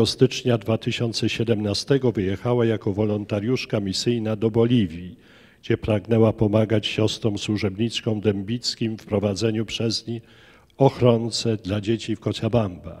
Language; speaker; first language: Polish; native; Polish